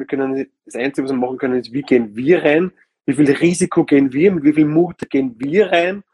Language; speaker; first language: German; native; German